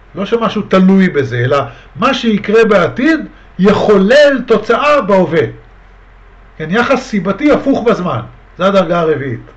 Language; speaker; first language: Hebrew; native; Hebrew